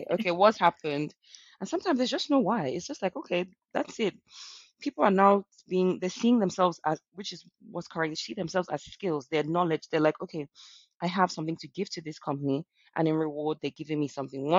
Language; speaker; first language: English; non-native, local second language; Yoruba